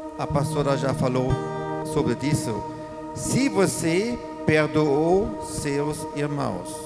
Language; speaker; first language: Portuguese; non-native, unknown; German